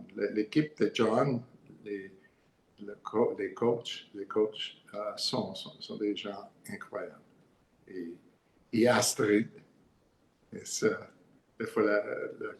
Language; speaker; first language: French; non-native, learner; English